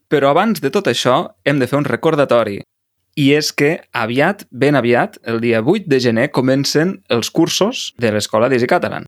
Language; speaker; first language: Catalan; native; Catalan